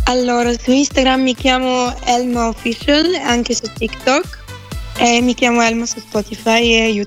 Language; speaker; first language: Italian; non-native, fluent; Bulgarian